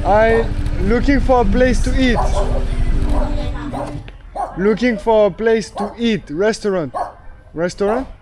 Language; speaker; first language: English; non-native, learner; French